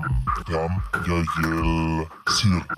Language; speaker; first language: Russian; non-native, learner; German